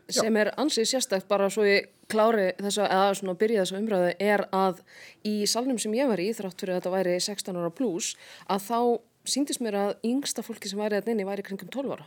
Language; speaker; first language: Icelandic; native; Icelandic